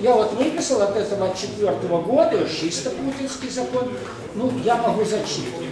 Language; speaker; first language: Russian; native; Russian